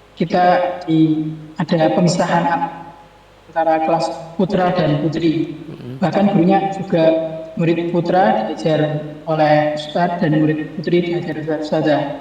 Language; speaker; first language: Indonesian; native; Indonesian